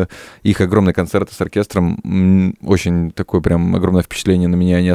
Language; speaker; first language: Russian; native; Russian